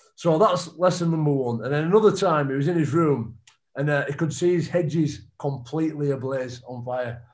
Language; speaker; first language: English; native; English